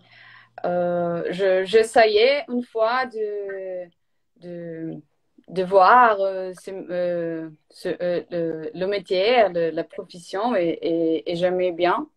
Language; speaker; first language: French; non-native, learner; Portuguese